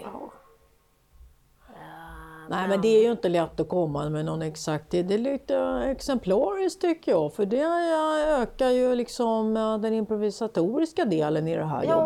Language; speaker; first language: Swedish; native; Swedish